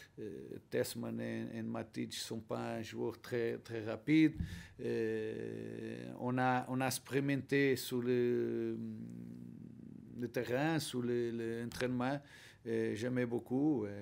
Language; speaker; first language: French; non-native, learner; Portuguese